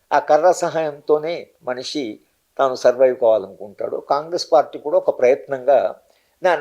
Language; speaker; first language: Telugu; native; Telugu